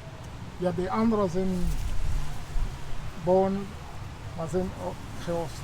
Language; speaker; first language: Dutch; non-native, learner; Kinyarwanda